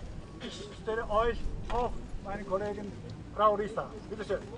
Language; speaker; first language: German; non-native, fluent; Japanese